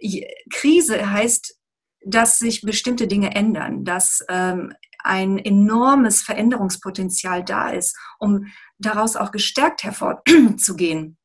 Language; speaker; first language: German; native; German